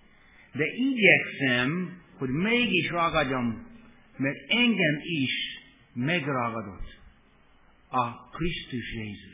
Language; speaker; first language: Hungarian; non-native, fluent; English